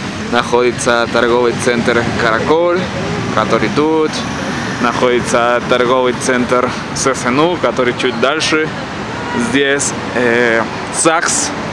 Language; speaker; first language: Russian; non-native, fluent; Spanish